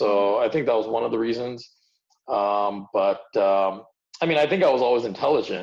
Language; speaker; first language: English; early bilingual, other home language; Hindi